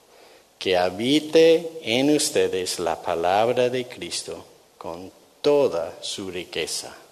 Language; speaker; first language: Spanish; non-native, fluent; English